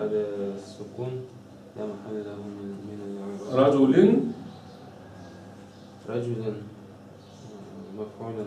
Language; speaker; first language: Arabic; non-native, learner; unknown